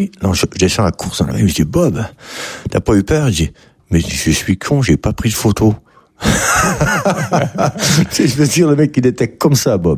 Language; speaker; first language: French; native; French